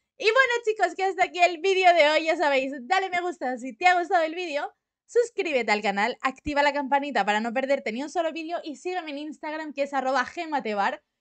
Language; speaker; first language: Spanish; native; Spanish